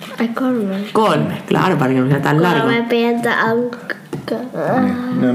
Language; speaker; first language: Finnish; early bilingual, other home language; Spanish